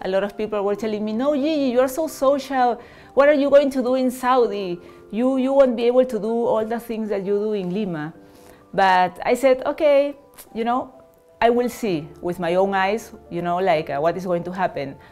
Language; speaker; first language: English; non-native, fluent; Spanish